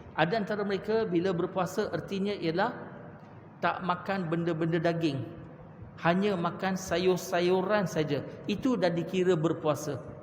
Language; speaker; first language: Malay; non-native, local second language; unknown